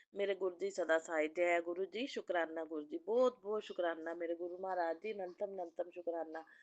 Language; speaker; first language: Hindi; non-native, local second language; Punjabi